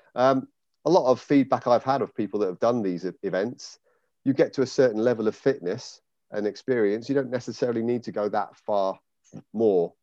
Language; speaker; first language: English; native; English